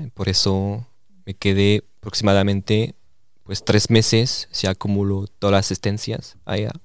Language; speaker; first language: Spanish; early bilingual, heritage; Spanish